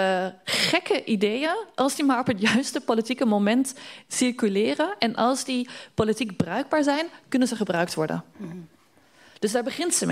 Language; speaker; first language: Dutch; native; Dutch